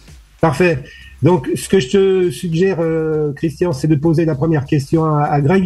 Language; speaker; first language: French; native; French